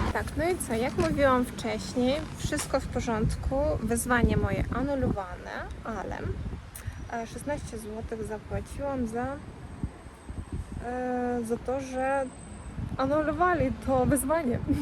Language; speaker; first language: Polish; non-native, fluent; Russian